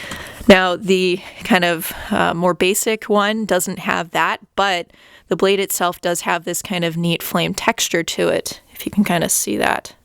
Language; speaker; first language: English; native; English